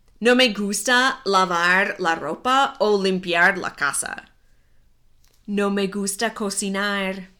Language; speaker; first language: Spanish; non-native, fluent; English